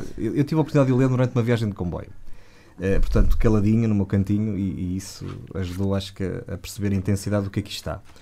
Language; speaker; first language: Portuguese; native; Portuguese